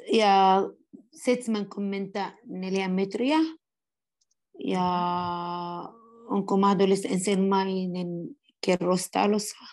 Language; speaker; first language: Finnish; non-native, learner; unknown